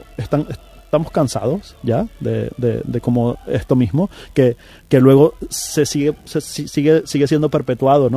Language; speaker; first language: Spanish; native; Spanish